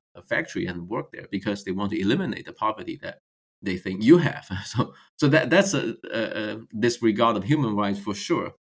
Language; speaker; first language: English; non-native, fluent; Chinese